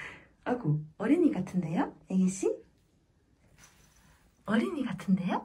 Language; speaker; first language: Korean; native; Korean